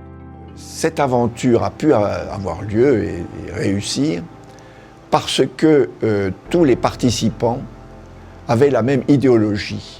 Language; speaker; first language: French; native; French